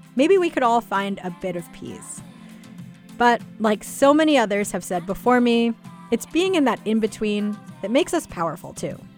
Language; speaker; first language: English; native; English